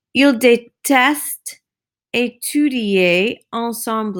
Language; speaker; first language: French; non-native, fluent; English